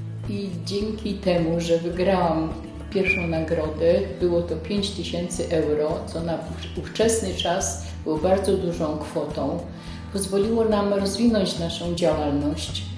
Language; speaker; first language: Polish; native; Polish